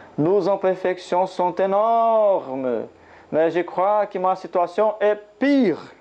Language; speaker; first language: French; non-native, learner; Portuguese